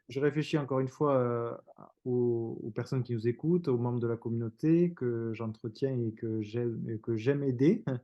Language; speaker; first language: French; native; French